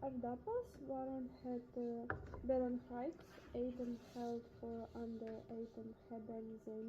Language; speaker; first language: Dutch; non-native, learner; Ukrainian